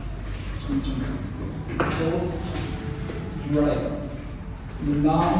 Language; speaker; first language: Vietnamese; non-native, learner; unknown